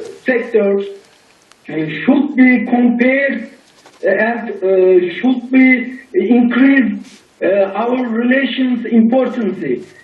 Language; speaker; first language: English; non-native, learner; Turkish